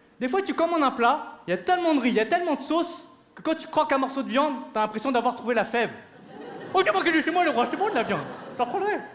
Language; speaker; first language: French; early bilingual, other home language; Vietnamese